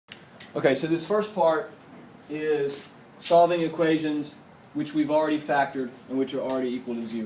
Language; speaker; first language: English; native; English